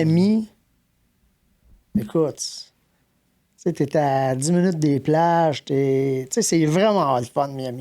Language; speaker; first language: French; native; French